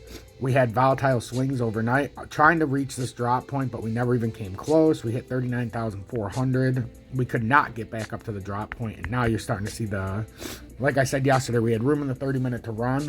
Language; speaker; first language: English; native; English